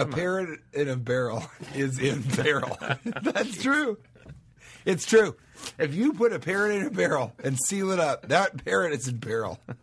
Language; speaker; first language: English; native; English